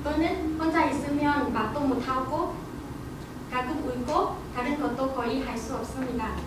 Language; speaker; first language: Korean; non-native, learner; Vietnamese